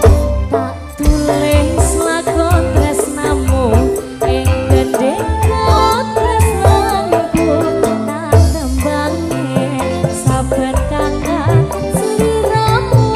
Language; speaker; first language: Indonesian; native; Indonesian